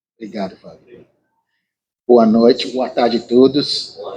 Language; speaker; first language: Portuguese; non-native, learner; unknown